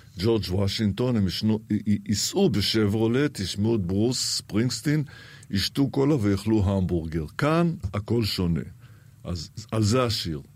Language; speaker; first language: Hebrew; early bilingual, other home language; Arabic